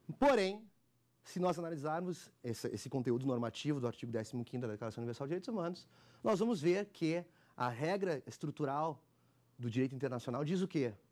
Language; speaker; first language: Portuguese; native; Portuguese